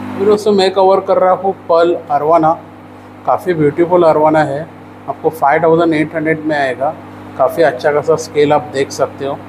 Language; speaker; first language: Hindi; non-native, local second language; Marathi